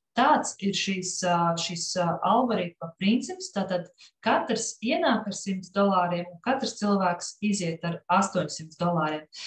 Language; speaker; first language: Latvian; non-native, local second language; Russian